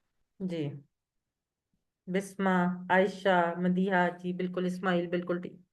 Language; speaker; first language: Urdu; native; Urdu